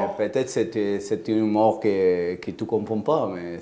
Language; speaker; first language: French; non-native, fluent; Spanish